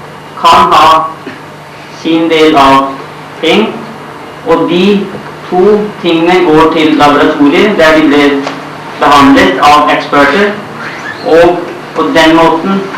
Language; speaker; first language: Norwegian; non-native, fluent; Urdu